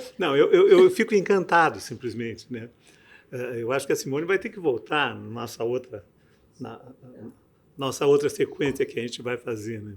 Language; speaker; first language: Portuguese; native; Portuguese